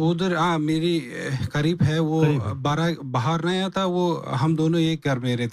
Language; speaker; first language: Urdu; non-native, learner; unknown